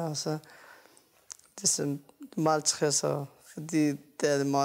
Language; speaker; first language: Danish; non-native, learner; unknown